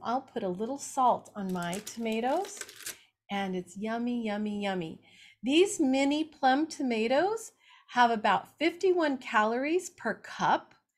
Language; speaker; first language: English; native; English